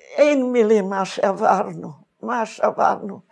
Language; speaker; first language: Hebrew; non-native, fluent; Hungarian